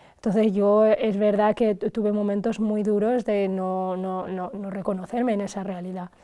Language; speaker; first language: Spanish; early bilingual, other home language; Arabic